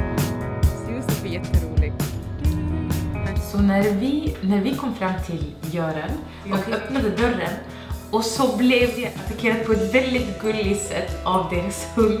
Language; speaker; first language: Swedish; non-native, fluent; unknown